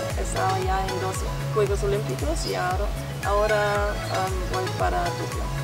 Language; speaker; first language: Spanish; non-native, fluent; German